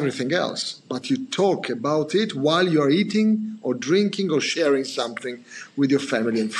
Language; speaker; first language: English; non-native, fluent; Italian